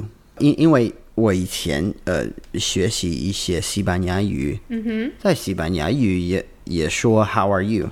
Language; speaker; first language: Chinese; non-native, learner; English